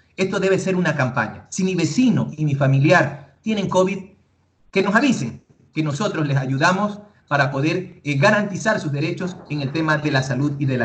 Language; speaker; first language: Spanish; native; Spanish